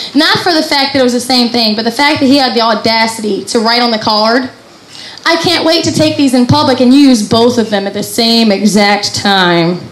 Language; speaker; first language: English; native; English